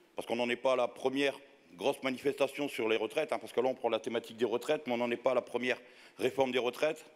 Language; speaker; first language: French; native; French